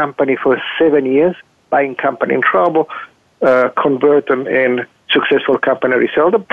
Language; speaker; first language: English; non-native, fluent; Italian